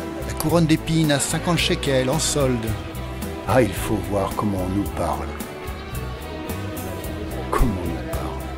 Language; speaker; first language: French; native; French